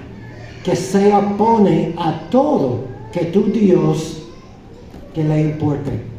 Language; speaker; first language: Spanish; non-native, fluent; English